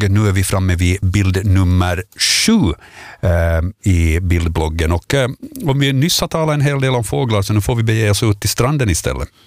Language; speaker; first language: Swedish; native; Swedish